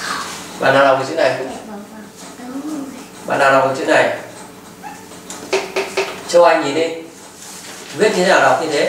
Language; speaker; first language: Vietnamese; native; Vietnamese